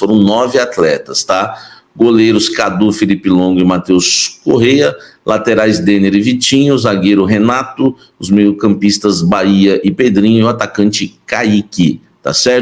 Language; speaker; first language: Portuguese; native; Portuguese